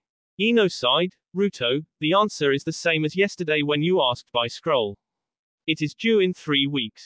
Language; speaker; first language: English; native; English